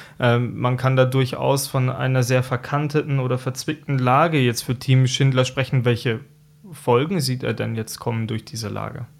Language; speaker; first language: German; native; German